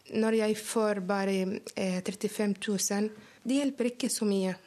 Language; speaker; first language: Norwegian; non-native, learner; Arabic